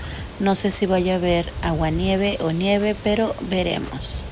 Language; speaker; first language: Spanish; native; Spanish